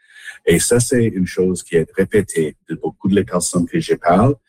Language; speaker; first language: French; non-native, local second language; English